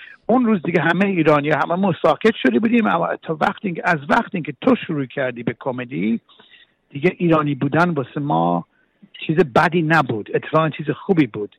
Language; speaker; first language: Persian; early bilingual, heritage; Persian